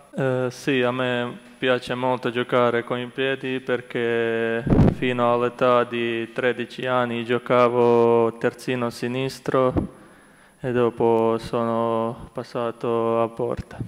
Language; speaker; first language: Italian; non-native, learner; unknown